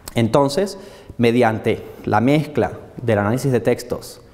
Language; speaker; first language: Spanish; native; Spanish